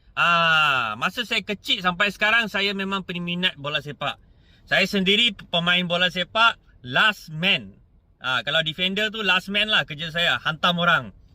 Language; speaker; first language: Malay; non-native, local second language; Punjabi